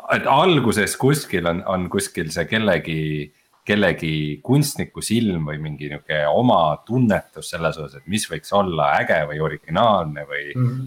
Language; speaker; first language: Estonian; native; Estonian